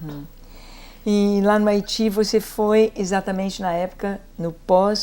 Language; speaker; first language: Portuguese; native; Portuguese